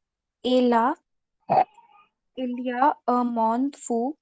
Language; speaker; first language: French; non-native, learner; Hindi